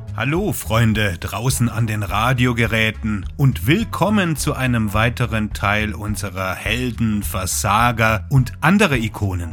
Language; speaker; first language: German; native; German